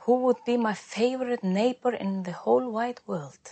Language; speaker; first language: English; non-native, fluent; Icelandic